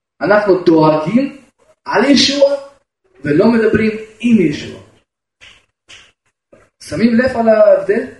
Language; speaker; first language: Hebrew; non-native, fluent; Russian